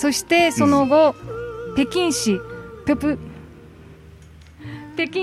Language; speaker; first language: Japanese; native; Japanese